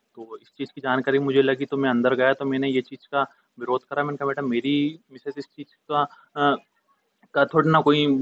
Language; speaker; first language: Hindi; native; Hindi